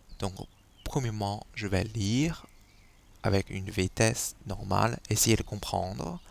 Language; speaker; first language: French; non-native, fluent; Chinese